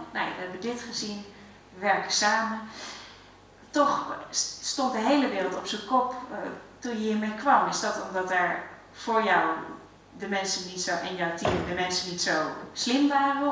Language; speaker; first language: Dutch; native; Dutch